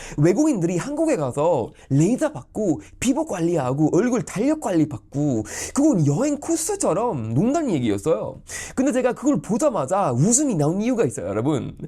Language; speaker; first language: Korean; non-native, fluent; Swedish